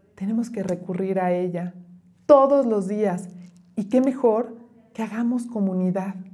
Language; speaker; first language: Spanish; native; Spanish